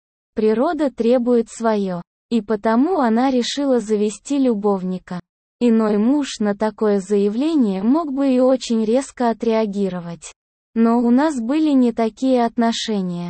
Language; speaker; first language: Russian; native; Russian